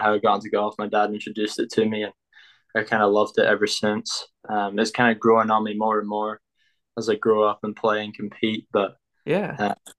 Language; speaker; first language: English; native; English